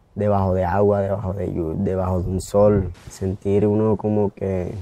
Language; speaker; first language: Spanish; native; Spanish